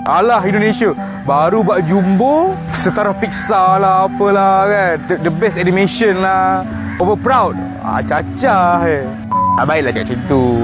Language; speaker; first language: Malay; native; Malay